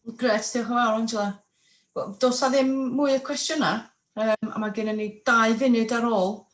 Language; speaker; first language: Welsh; non-native, local second language; English